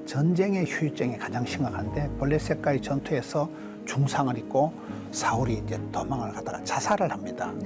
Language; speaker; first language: Korean; native; Korean